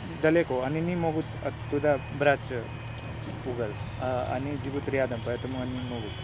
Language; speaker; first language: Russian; non-native, learner; Hindi